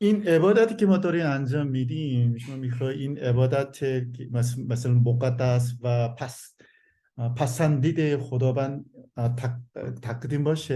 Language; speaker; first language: Persian; non-native, learner; Korean